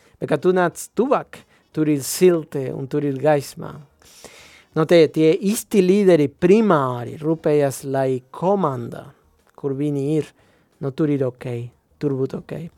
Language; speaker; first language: Latvian; non-native, fluent; Spanish